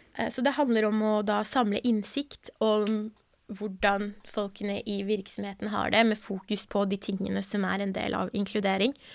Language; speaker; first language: Norwegian; early bilingual, other home language; Persian